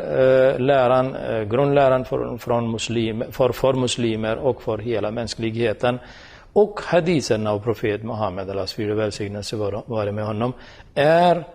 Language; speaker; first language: Swedish; non-native, fluent; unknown